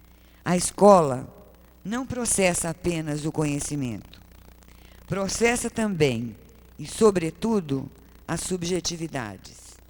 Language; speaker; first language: Portuguese; native; Portuguese